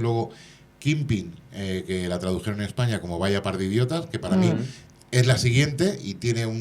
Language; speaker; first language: Spanish; native; Spanish